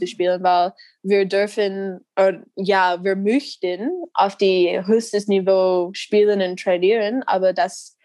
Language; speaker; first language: German; non-native, learner; English